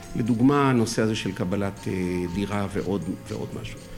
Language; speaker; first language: Hebrew; early bilingual, other home language; French